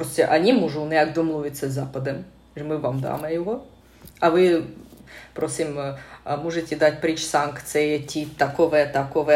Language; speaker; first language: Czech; non-native, fluent; Russian